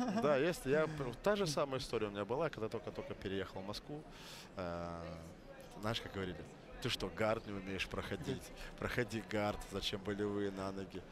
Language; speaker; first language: Russian; native; Russian